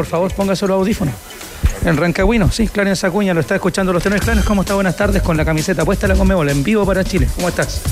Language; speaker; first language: Spanish; native; Spanish